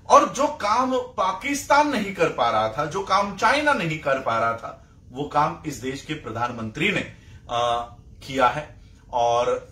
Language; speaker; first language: Hindi; non-native, local second language; Marathi